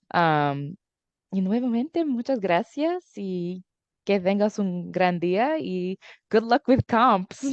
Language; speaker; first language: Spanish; early bilingual, heritage; English